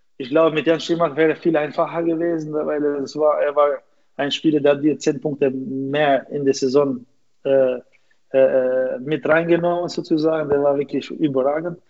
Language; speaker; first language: German; non-native, fluent; Albanian